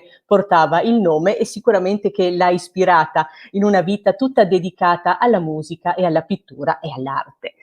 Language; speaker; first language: Italian; native; Italian